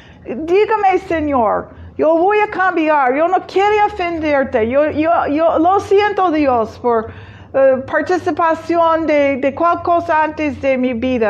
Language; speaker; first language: Spanish; non-native, fluent; English